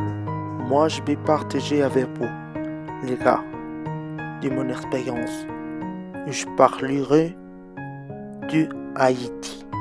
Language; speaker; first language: French; non-native, learner; Spanish